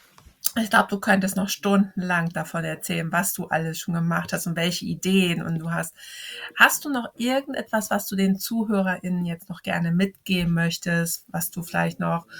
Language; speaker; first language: German; native; German